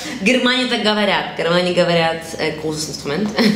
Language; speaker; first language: Russian; early bilingual, heritage; Russian